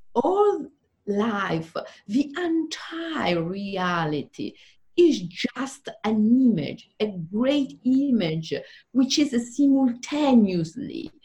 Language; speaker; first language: English; non-native, fluent; Italian